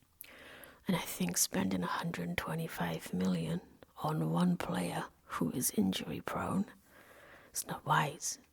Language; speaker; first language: English; non-native, local second language; Welsh